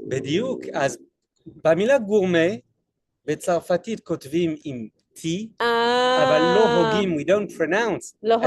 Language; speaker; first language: Hebrew; non-native, fluent; French